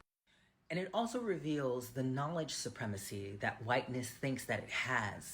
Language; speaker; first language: English; native; English